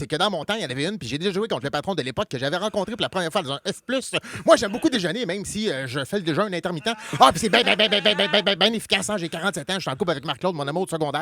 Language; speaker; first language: French; native; French